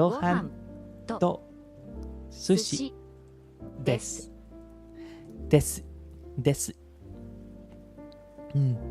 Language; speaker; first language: Japanese; non-native, learner; Spanish